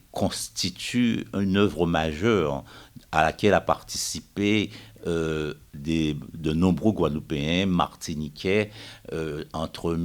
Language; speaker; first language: French; native; French